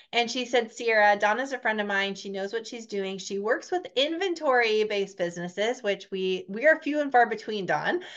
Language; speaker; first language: English; native; English